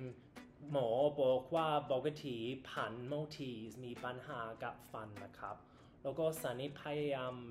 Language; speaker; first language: Thai; non-native, learner; English